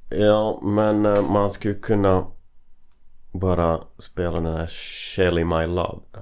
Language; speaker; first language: Swedish; native; Swedish